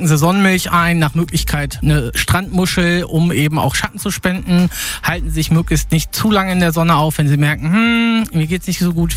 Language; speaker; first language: German; native; German